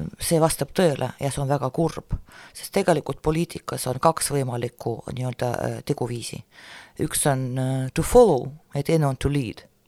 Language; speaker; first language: Estonian; non-native, local second language; Russian